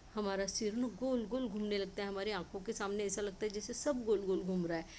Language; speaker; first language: Hindi; non-native, local second language; Marathi